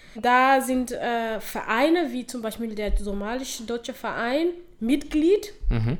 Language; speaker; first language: German; non-native, fluent; Somali